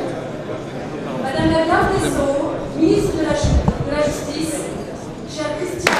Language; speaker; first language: French; native; French